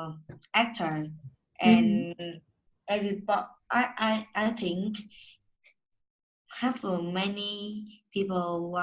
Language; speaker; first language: English; non-native, learner; Vietnamese